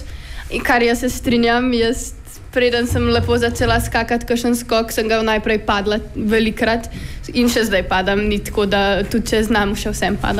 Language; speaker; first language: Slovenian; native; Slovenian